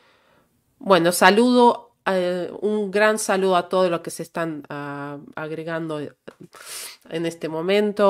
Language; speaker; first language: Spanish; non-native, fluent; Russian